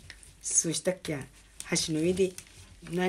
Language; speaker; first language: Japanese; native; Japanese